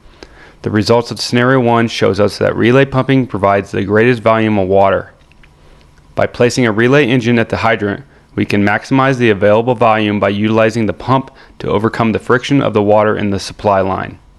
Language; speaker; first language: English; native; English